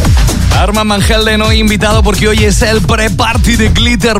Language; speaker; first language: Spanish; native; Spanish